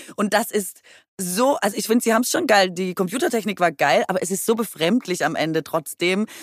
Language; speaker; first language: German; native; German